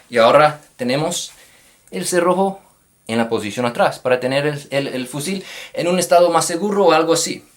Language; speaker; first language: Spanish; non-native, fluent; English